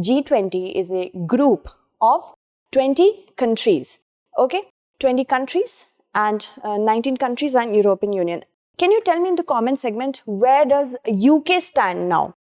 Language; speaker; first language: English; non-native, local second language; Hindi